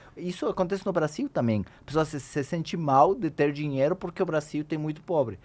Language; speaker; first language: Portuguese; non-native, fluent; Spanish